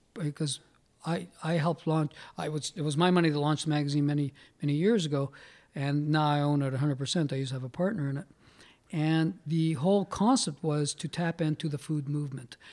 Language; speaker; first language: English; early bilingual, other home language; Italian